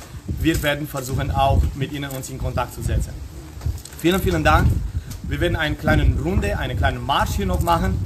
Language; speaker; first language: German; non-native, fluent; Romanian